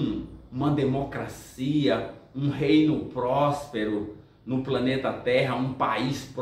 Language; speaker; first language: Portuguese; native; Portuguese